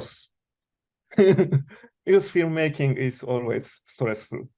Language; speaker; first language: English; non-native, learner; Japanese